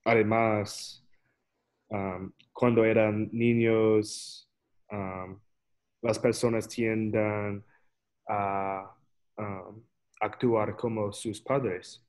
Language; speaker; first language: Spanish; non-native, learner; English